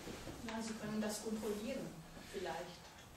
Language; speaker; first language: German; non-native, fluent; Italian